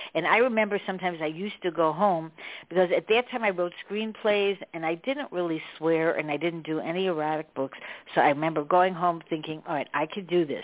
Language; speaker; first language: English; native; English